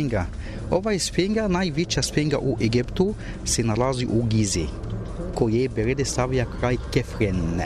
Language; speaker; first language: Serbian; non-native, learner; Arabic